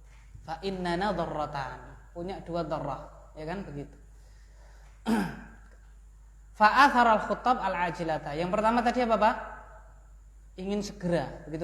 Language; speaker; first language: Indonesian; native; Indonesian